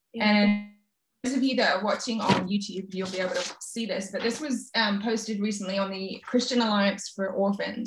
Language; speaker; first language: English; native; English